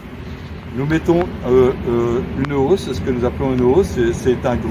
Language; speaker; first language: French; native; French